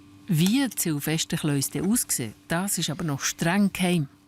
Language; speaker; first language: German; native; German